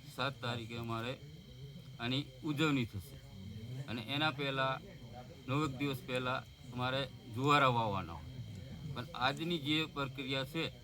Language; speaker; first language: Gujarati; non-native, local second language; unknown